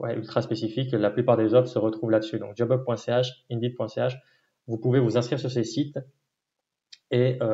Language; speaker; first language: French; native; French